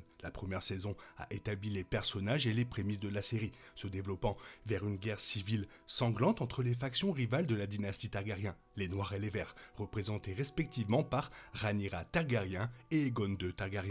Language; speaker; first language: French; native; French